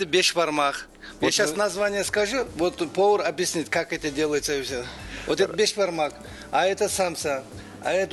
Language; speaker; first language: Russian; non-native, learner; Kyrgyz